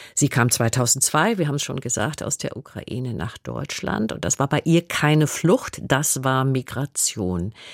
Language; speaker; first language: German; native; German